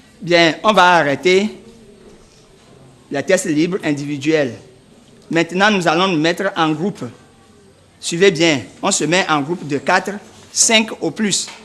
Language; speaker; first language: French; native; French